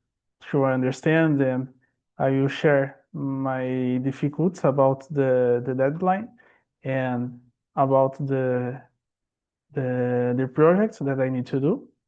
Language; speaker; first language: English; non-native, learner; Portuguese